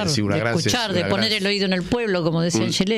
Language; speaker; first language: Spanish; native; Spanish